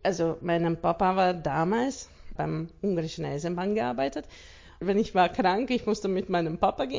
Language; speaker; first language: German; non-native, learner; Hungarian